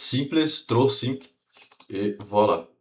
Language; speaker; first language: French; non-native, learner; Portuguese